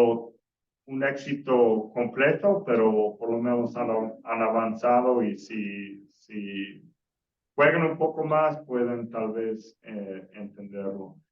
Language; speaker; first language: Spanish; non-native, fluent; English